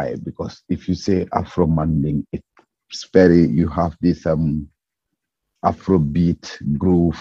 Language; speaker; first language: English; non-native, local second language; Mandingo